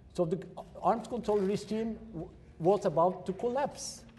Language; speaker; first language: English; non-native, fluent; Norwegian